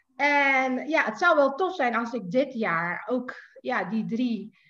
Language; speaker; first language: Dutch; non-native, fluent; Indonesian